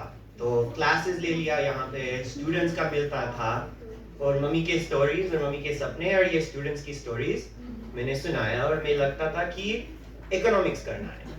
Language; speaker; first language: Hindi; early bilingual, heritage; English